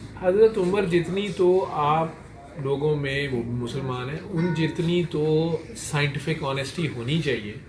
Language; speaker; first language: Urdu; non-native, local second language; Punjabi